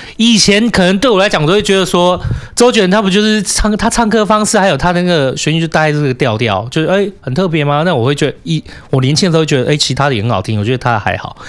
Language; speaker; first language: Chinese; native; Chinese